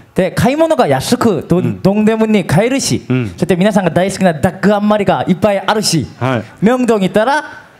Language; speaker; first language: Japanese; non-native, fluent; Korean